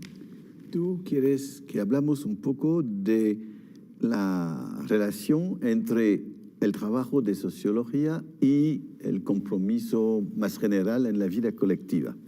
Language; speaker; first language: Spanish; non-native, fluent; French